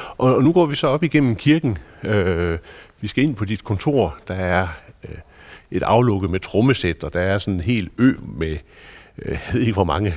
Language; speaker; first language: Danish; native; Danish